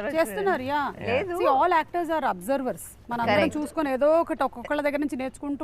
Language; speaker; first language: Telugu; native; Telugu